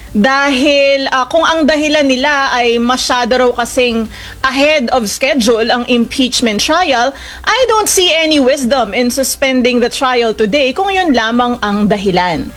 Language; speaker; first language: Filipino; native; Filipino